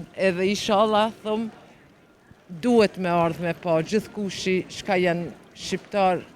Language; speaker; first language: Albanian; early bilingual, heritage; Albanian